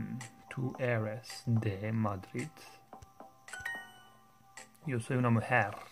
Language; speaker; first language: Spanish; non-native, learner; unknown